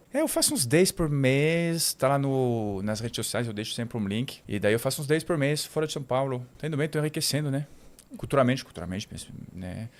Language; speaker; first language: Portuguese; non-native, fluent; French